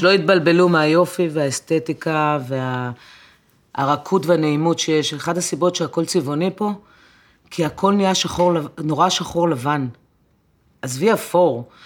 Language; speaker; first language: Hebrew; non-native, fluent; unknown